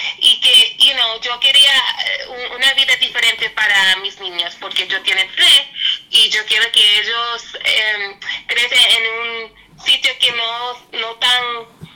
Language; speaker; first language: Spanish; early bilingual, heritage; Spanish